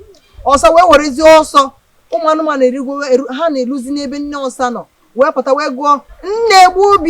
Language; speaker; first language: Igbo; native; Igbo